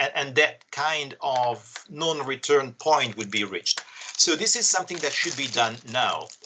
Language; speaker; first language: English; non-native, fluent; Italian